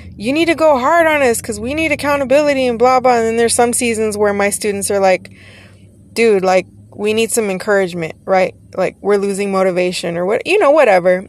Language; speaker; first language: English; native; English